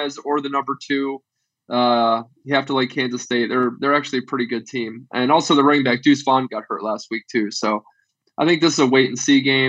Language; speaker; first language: English; native; English